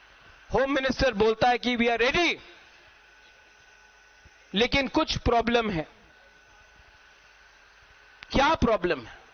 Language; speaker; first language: Hindi; non-native, local second language; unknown